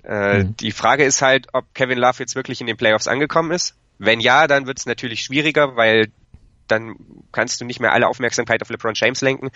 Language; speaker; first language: German; native; German